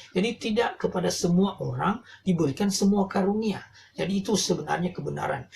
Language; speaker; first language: Indonesian; non-native, local second language; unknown